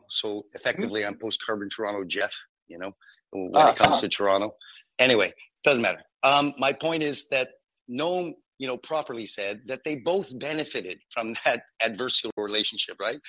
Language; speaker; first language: English; non-native, fluent; French